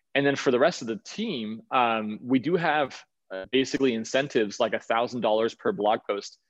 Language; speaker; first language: English; early bilingual, other home language; Danish